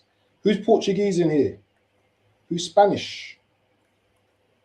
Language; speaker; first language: English; native; English